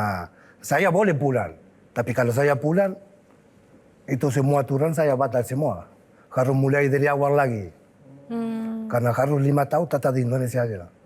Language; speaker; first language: Indonesian; non-native, fluent; Spanish